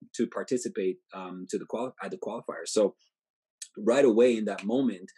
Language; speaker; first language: English; native; English